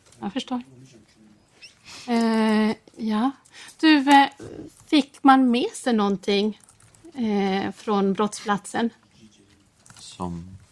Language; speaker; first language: Swedish; native; Swedish